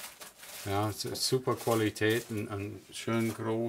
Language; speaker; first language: German; non-native, fluent; English